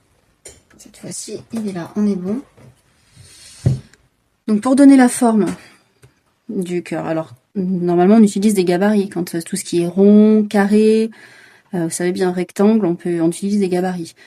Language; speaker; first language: French; native; French